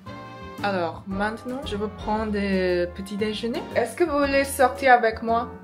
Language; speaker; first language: French; non-native, learner; English